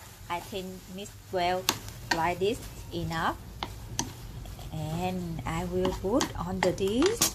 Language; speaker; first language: English; non-native, learner; Vietnamese